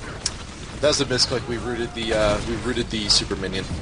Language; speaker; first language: English; native; English